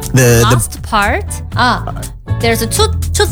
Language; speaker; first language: English; non-native, learner; Indonesian